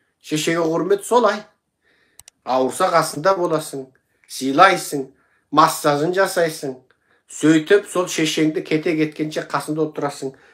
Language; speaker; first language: Kazakh; native; Kazakh